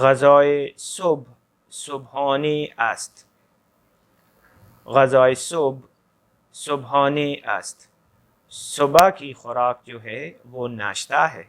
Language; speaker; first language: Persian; non-native, fluent; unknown